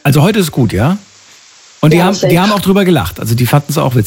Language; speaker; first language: German; native; German